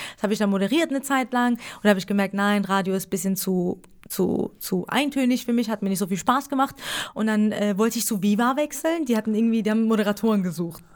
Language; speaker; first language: German; early bilingual, other home language; Persian